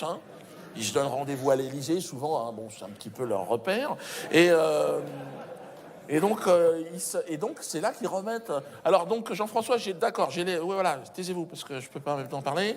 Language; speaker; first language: French; native; French